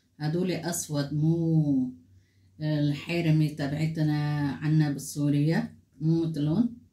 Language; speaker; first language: Arabic; non-native, local second language; Kurdish